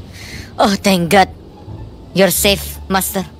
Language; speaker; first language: English; non-native, learner; Indonesian